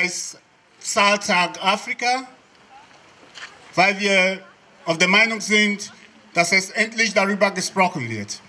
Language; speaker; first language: German; non-native, fluent; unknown